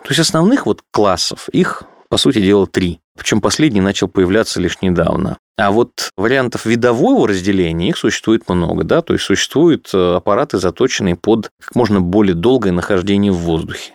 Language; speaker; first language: Russian; native; Russian